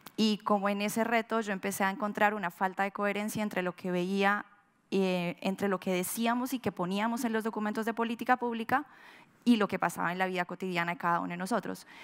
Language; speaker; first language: Spanish; native; Spanish